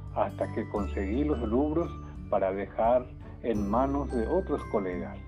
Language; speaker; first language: Spanish; non-native, local second language; Guarani